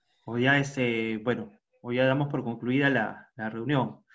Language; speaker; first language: Spanish; native; Spanish